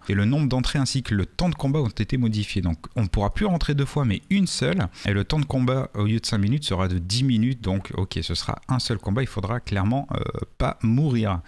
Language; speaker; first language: French; native; French